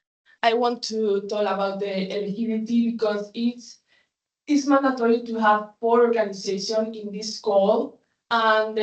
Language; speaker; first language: English; non-native, fluent; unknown